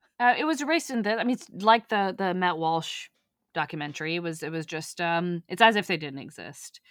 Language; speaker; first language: English; early bilingual, other home language; Urdu